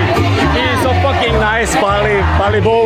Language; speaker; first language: English; non-native, learner; Korean